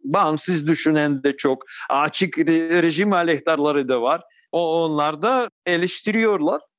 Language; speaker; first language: Turkish; non-native, fluent; Russian